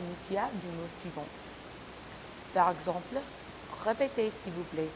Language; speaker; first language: French; non-native, learner; English